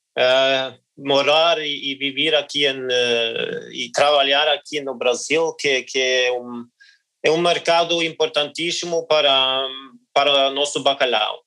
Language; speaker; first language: Portuguese; non-native, learner; Norwegian